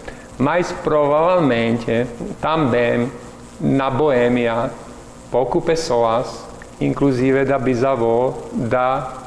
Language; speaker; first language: Portuguese; non-native, learner; Czech